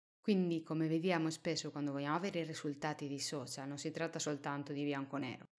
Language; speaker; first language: Italian; non-native, fluent; Spanish